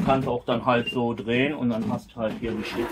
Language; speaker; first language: German; native; German